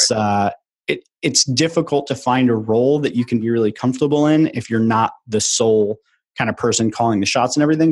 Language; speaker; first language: English; native; English